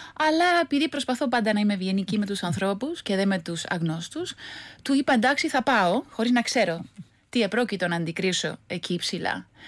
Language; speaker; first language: Greek; non-native, fluent; Spanish